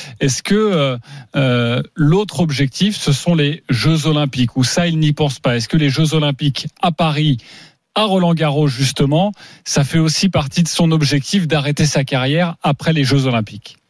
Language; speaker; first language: French; native; French